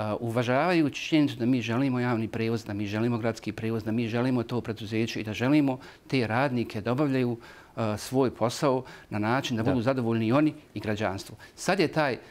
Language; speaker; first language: Croatian; native; Croatian